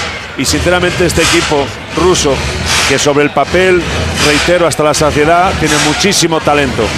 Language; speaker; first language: Spanish; native; Spanish